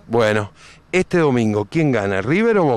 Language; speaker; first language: Spanish; native; Spanish